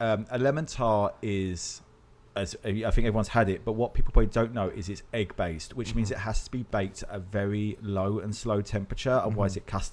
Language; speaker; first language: English; native; English